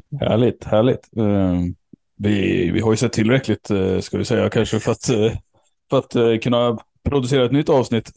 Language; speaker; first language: Swedish; native; Swedish